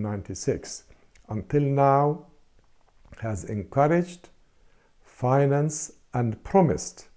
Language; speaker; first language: English; non-native, fluent; Arabic